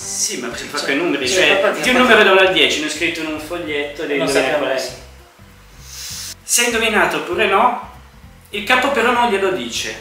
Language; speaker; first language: Italian; native; Italian